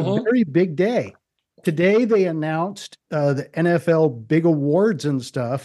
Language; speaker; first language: English; native; English